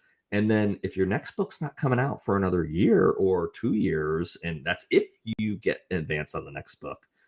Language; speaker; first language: English; native; English